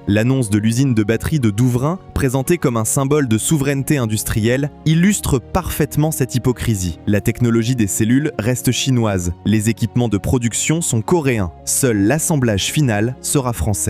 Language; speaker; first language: French; native; French